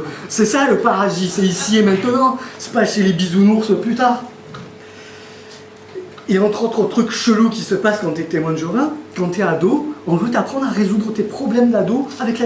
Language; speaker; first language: French; native; French